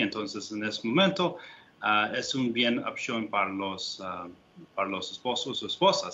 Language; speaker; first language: Spanish; non-native, fluent; English